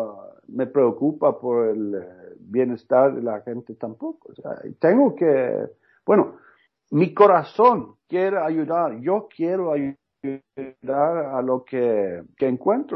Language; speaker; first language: Spanish; non-native, learner; Norwegian